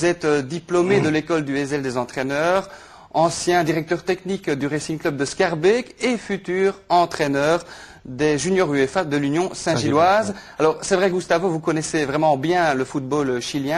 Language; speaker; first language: French; native; French